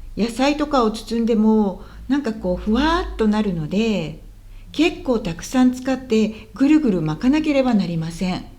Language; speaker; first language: Japanese; native; Japanese